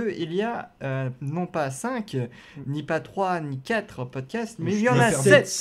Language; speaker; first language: French; native; French